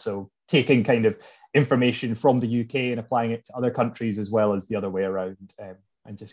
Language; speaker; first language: English; native; English